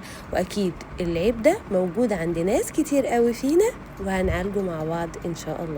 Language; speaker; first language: Arabic; native; Arabic